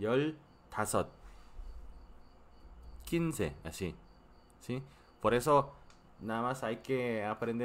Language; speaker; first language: Spanish; non-native, fluent; Korean